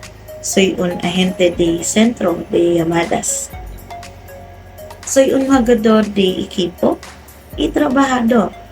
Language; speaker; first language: Spanish; non-native, learner; Filipino